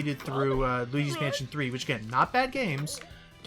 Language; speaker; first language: English; native; English